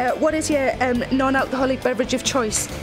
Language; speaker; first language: English; native; English